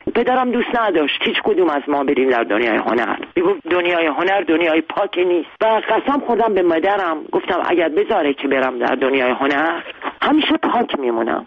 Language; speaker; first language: Persian; non-native, local second language; Armenian